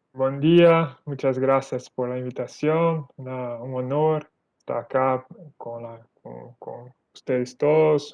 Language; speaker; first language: Spanish; non-native, fluent; Portuguese